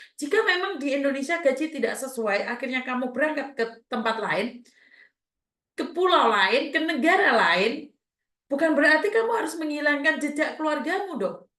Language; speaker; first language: Indonesian; native; Indonesian